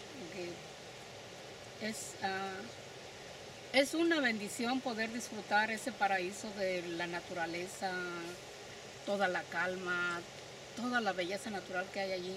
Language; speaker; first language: Spanish; native; Spanish